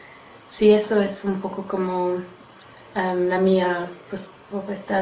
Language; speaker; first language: Spanish; non-native, learner; English